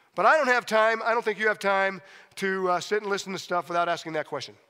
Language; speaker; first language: English; native; English